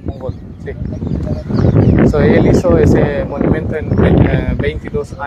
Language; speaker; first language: Spanish; non-native, learner; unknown